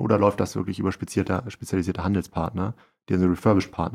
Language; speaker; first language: German; native; German